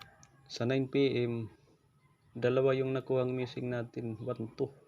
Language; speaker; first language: Filipino; non-native, local second language; Waray